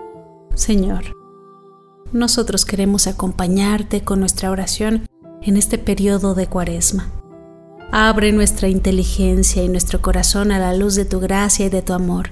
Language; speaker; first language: Spanish; native; Spanish